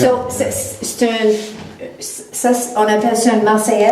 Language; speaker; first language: French; non-native, learner; English